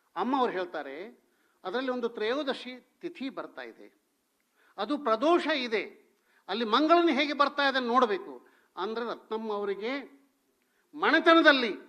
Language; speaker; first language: Kannada; non-native, local second language; Hindi